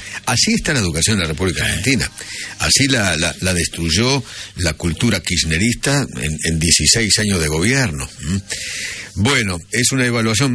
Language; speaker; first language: Spanish; native; Spanish